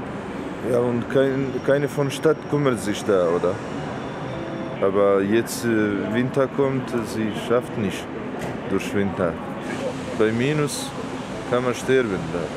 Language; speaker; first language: German; non-native, learner; Bosnian